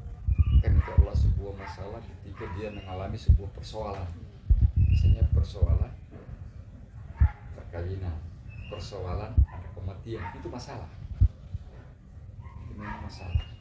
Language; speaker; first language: Indonesian; non-native, local second language; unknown